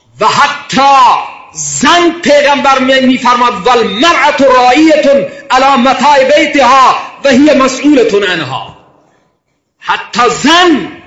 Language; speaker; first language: Persian; non-native, local second language; Baluchi